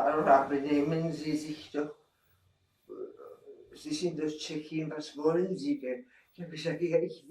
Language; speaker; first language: German; non-native, fluent; Czech